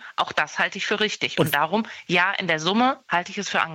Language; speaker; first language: German; native; German